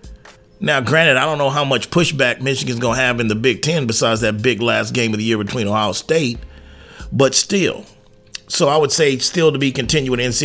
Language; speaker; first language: English; native; English